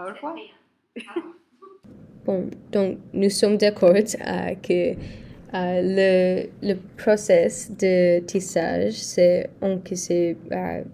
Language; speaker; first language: French; non-native, learner; English